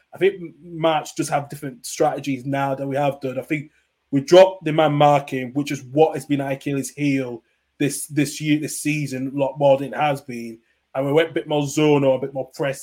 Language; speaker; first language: English; native; English